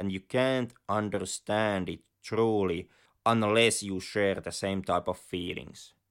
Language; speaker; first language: English; non-native, fluent; Finnish